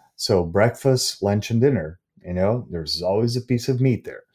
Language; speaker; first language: English; non-native, fluent; Portuguese